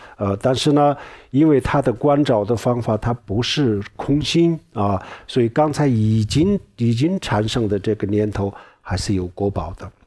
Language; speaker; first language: Chinese; non-native, local second language; Tibetan